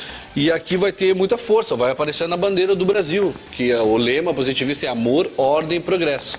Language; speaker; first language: Portuguese; native; Portuguese